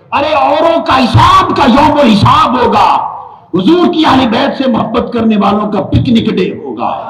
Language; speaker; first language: Urdu; non-native, local second language; Punjabi